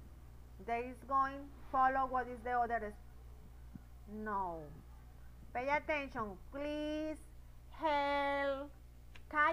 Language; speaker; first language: English; non-native, learner; Spanish